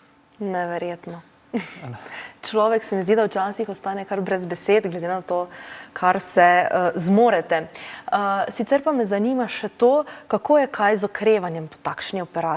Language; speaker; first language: Slovenian; native; Slovenian